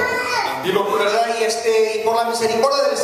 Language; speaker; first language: Spanish; native; Spanish